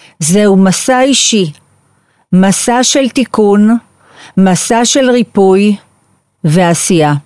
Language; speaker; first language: Hebrew; native; Hebrew